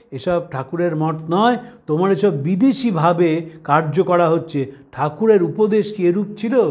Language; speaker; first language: Bangla; native; Bangla